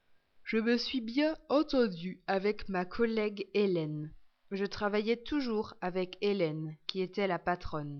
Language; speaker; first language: French; non-native, learner; English